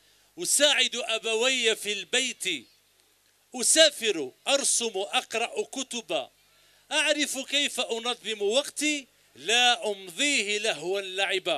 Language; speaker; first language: Arabic; native; Arabic